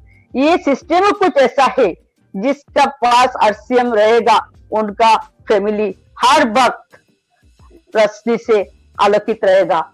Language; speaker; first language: Hindi; non-native, local second language; Bangla